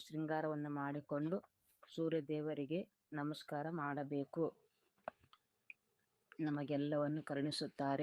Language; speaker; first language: Kannada; native; Kannada